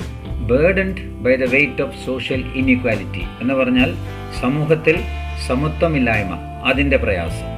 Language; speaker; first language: Malayalam; native; Malayalam